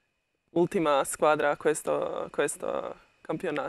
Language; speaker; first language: Italian; non-native, learner; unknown